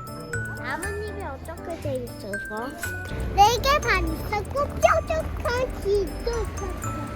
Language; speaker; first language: Korean; early bilingual, heritage; Korean